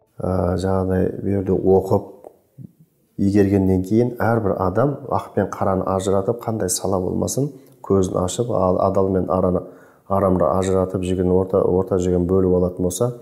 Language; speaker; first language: Kazakh; native; Kazakh